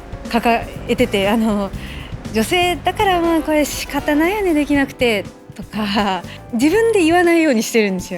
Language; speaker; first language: Japanese; native; Japanese